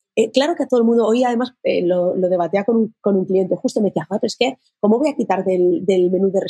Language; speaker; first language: Spanish; native; Spanish